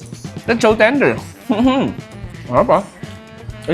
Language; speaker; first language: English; non-native, local second language; Filipino